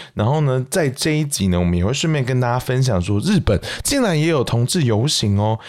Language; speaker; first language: Chinese; native; Chinese